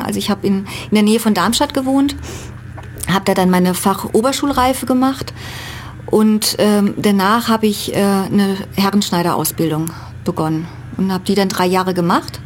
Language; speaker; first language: German; native; German